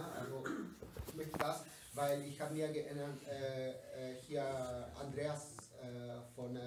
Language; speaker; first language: German; non-native, learner; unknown